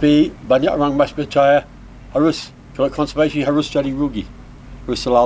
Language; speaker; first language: Indonesian; non-native, learner; English